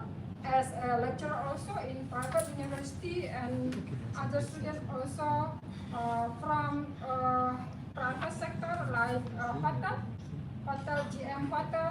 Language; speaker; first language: English; non-native, fluent; Indonesian